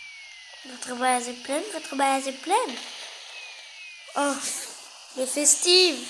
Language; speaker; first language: French; native; French